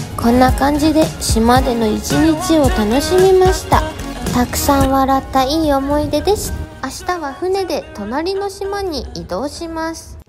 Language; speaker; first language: Japanese; native; Japanese